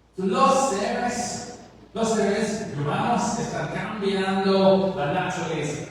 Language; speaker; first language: Spanish; non-native, learner; English